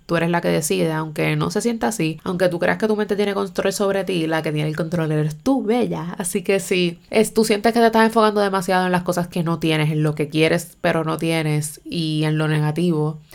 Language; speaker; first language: Spanish; native; Spanish